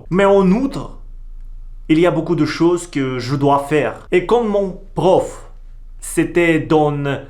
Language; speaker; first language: French; non-native, learner; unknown